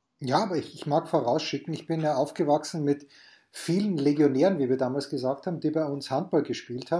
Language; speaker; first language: German; native; German